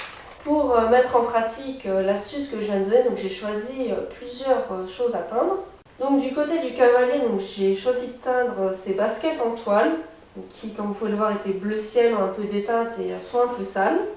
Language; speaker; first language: French; native; French